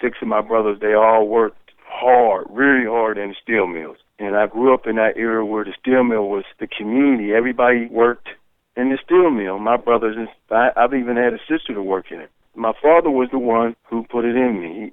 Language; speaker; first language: English; native; English